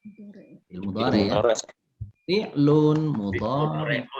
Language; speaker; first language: Arabic; non-native, fluent; Indonesian